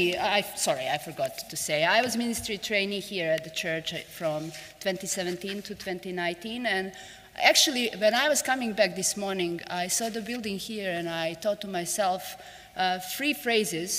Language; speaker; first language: English; non-native, fluent; Serbian